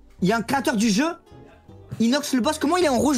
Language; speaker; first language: French; native; French